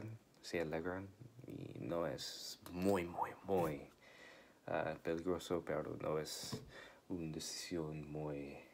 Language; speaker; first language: Spanish; non-native, learner; English